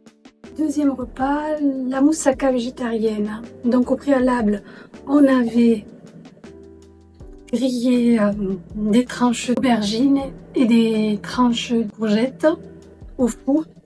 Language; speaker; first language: French; native; French